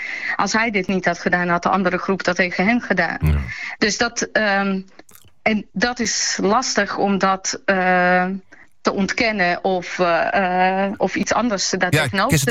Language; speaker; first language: Dutch; early bilingual, other home language; Bosnian